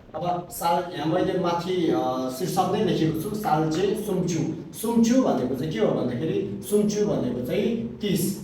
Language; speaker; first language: Nepali; non-native, local second language; Tibetan